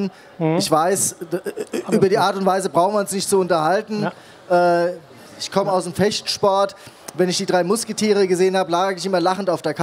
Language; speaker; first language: German; native; German